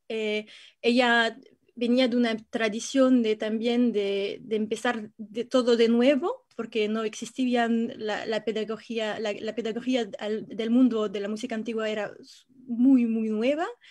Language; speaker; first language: Spanish; non-native, fluent; French